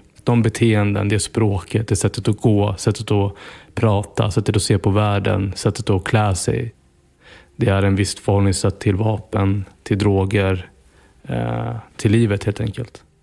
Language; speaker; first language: Swedish; native; Swedish